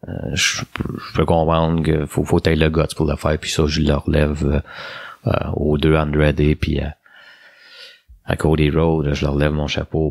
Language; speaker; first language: French; native; French